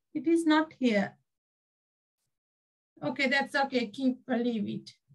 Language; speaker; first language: English; non-native, local second language; Sinhala